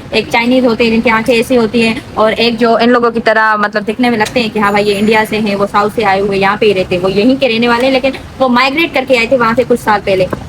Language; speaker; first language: Urdu; non-native, local second language; Sindhi